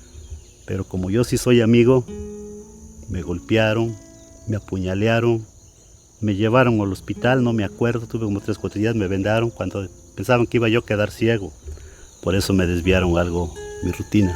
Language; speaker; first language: Spanish; native; Spanish